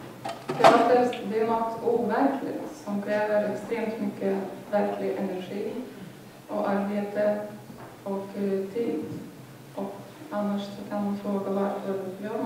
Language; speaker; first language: Swedish; non-native, fluent; Lithuanian